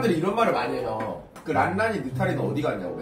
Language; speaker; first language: Korean; native; Korean